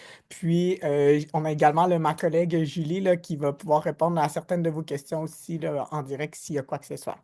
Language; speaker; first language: French; native; French